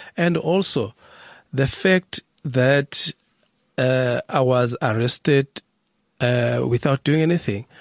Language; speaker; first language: English; non-native, local second language; Zulu